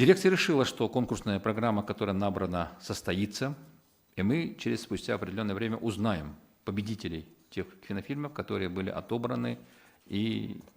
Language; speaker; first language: Russian; native; Russian